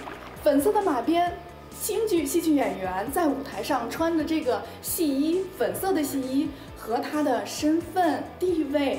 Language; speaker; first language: Chinese; native; Chinese